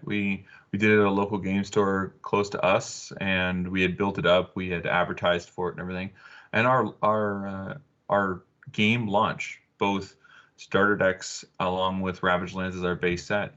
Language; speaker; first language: English; native; English